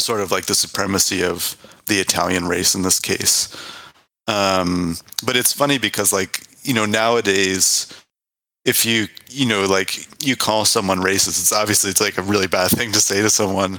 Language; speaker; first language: English; native; English